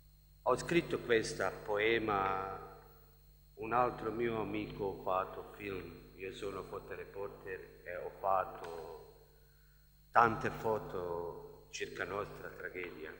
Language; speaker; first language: Italian; non-native, learner; Bosnian